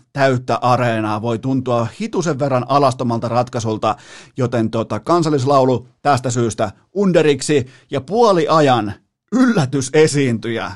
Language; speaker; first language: Finnish; native; Finnish